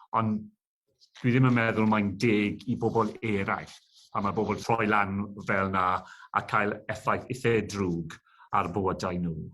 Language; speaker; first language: Welsh; non-native, local second language; English